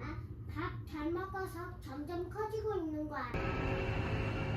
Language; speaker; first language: Korean; early bilingual, heritage; Korean